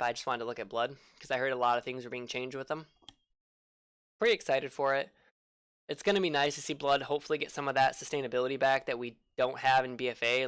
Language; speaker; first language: English; native; English